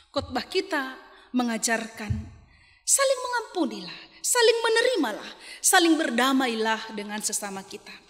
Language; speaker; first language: Indonesian; non-native, local second language; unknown